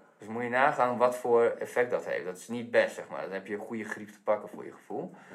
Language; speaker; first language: Dutch; native; Dutch